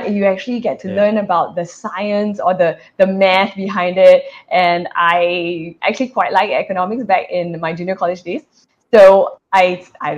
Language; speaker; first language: English; native; English